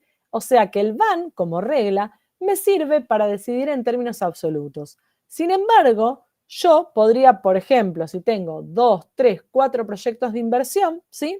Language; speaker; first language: Spanish; native; Spanish